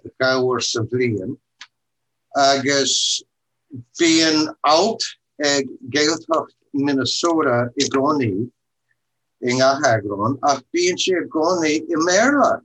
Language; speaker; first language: Irish; non-native, learner; English